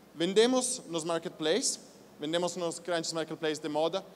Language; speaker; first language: Portuguese; non-native, fluent; Italian